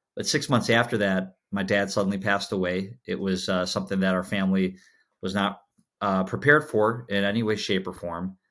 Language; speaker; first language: English; native; English